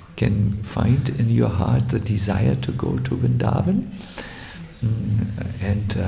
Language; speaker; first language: English; non-native, fluent; German